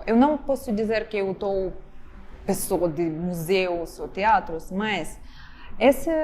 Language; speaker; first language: Portuguese; non-native, fluent; Ukrainian